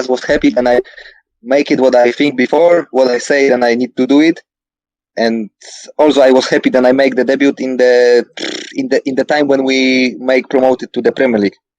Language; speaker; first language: English; non-native, learner; Polish